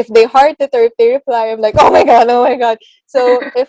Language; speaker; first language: English; non-native, local second language; Filipino